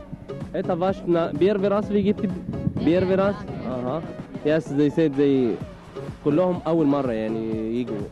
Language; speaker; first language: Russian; non-native, learner; Arabic